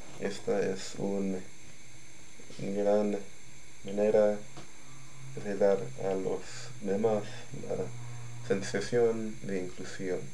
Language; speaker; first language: Spanish; non-native, learner; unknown